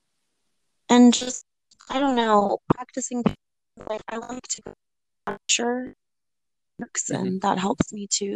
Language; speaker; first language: English; native; English